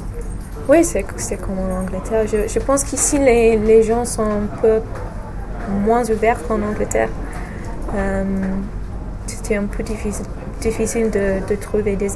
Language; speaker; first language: French; non-native, fluent; English